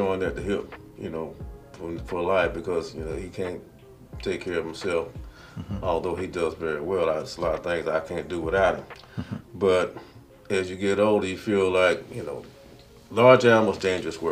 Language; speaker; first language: English; native; English